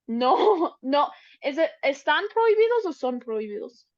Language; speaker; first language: Spanish; non-native, learner; English